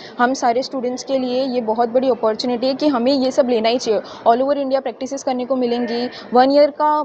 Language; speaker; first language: Hindi; non-native, local second language; Gujarati